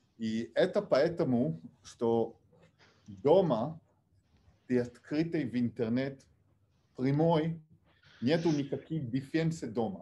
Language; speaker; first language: Russian; early bilingual, heritage; Russian